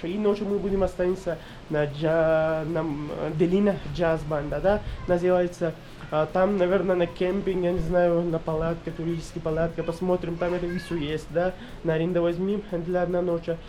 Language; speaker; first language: Russian; non-native, learner; Urdu